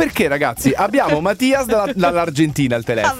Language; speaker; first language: Italian; native; Italian